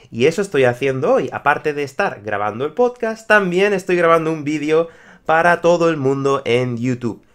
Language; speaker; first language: Spanish; native; Spanish